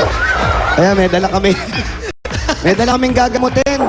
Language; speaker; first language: Filipino; native; Filipino